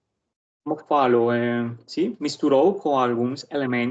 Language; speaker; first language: Portuguese; non-native, learner; Spanish